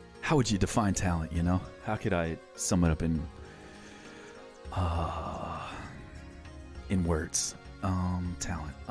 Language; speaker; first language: English; native; English